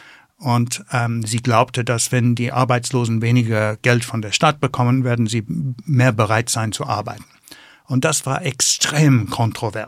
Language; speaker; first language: German; non-native, fluent; English